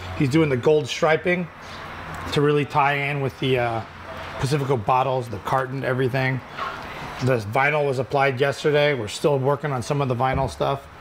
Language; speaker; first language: English; native; English